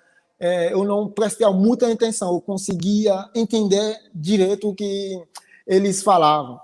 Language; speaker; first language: Portuguese; non-native, fluent; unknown